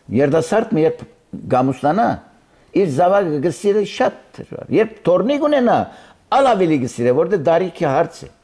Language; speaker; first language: Armenian; early bilingual, heritage; Armenian